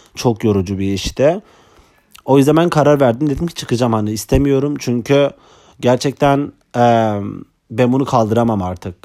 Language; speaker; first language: Turkish; native; Turkish